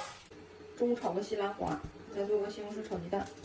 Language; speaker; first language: Chinese; native; Chinese